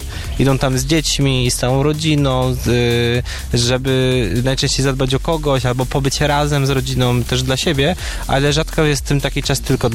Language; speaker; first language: Polish; native; Polish